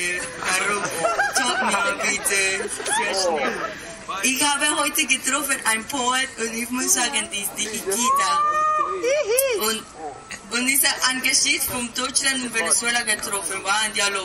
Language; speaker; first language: German; non-native, learner; Spanish